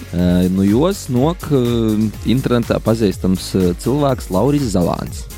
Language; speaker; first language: Latvian; native; Latvian